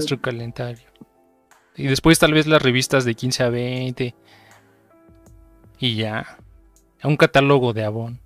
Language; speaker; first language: Spanish; native; Spanish